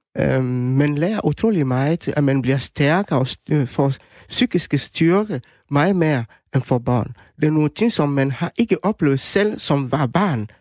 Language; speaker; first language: Danish; non-native, fluent; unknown